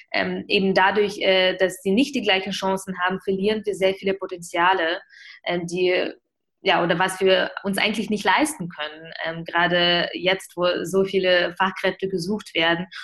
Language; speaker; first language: German; early bilingual, other home language; Ukrainian